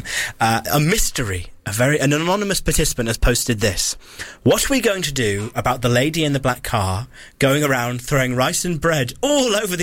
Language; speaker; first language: English; native; English